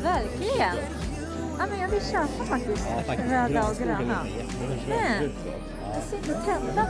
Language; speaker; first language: Swedish; non-native, learner; Japanese